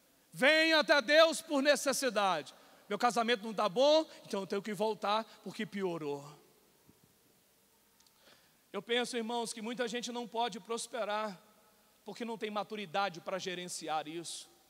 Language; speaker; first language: Portuguese; native; Portuguese